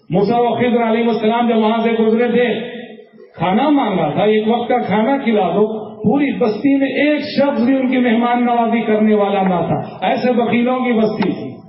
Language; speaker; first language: Urdu; native; Urdu